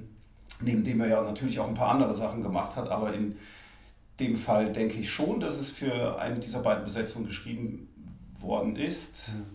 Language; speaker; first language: German; native; German